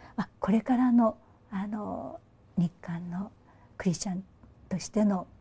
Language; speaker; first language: Japanese; native; Japanese